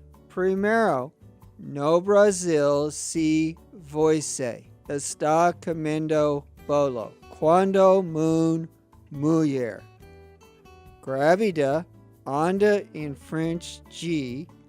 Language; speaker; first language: Portuguese; non-native, learner; English